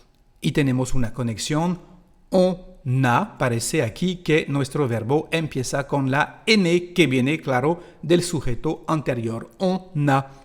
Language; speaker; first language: Spanish; non-native, fluent; French